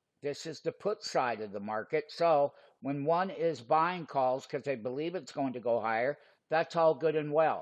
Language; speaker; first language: English; native; English